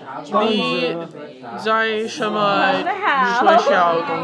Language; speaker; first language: Chinese; non-native, learner; English